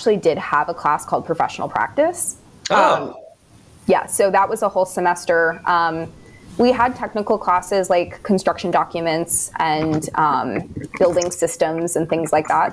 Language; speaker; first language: English; native; English